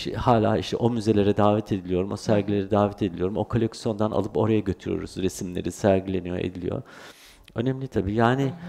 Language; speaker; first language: Turkish; early bilingual, heritage; Turkish